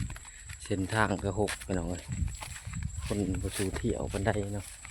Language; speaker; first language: Thai; non-native, local second language; Northeastern Thai